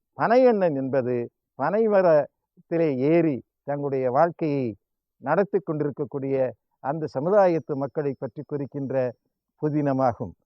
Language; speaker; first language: Tamil; native; Tamil